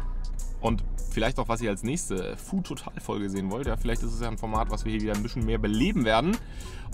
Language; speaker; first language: German; native; German